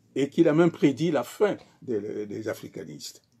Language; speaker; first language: French; non-native, local second language; Sango